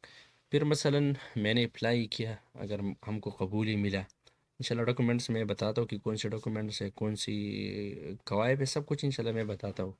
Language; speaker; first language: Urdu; non-native, local second language; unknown